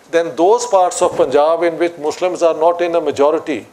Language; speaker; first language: English; non-native, local second language; Punjabi